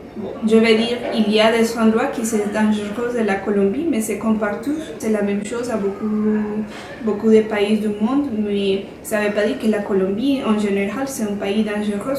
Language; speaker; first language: French; non-native, fluent; Spanish